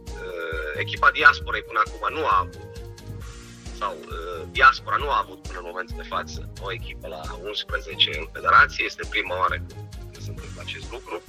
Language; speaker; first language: Romanian; native; Romanian